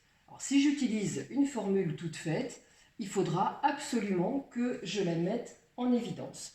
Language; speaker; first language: French; native; French